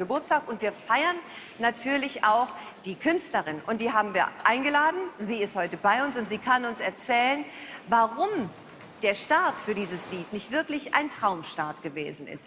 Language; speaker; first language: German; native; German